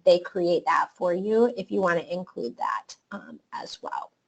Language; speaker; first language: English; native; English